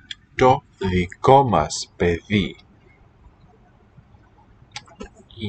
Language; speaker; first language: Greek; non-native, learner; English